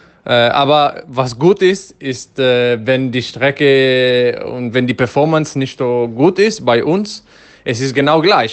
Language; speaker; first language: German; non-native, fluent; Dutch